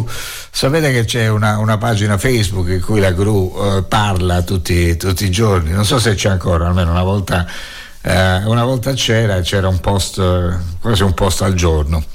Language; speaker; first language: Italian; native; Italian